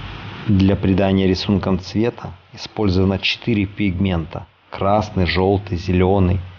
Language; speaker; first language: Russian; native; Russian